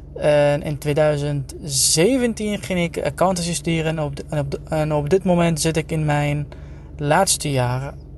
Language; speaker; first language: Dutch; non-native, fluent; Arabic